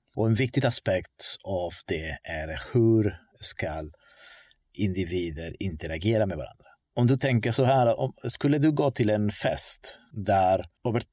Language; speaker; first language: Swedish; non-native, fluent; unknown